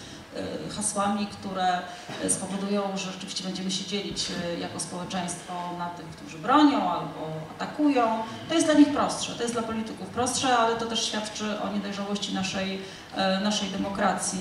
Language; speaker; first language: Polish; native; Polish